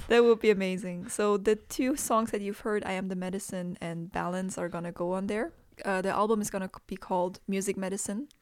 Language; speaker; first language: English; non-native, fluent; Indonesian